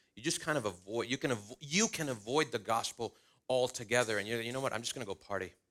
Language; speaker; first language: English; early bilingual, other home language; Spanish